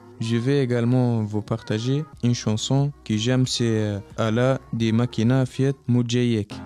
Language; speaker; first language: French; non-native, local second language; Arabic